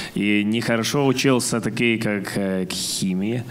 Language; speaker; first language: Russian; non-native, fluent; Latvian